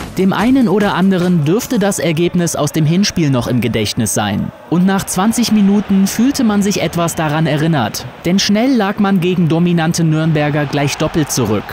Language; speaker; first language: German; native; German